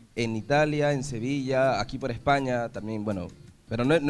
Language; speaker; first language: Spanish; native; Spanish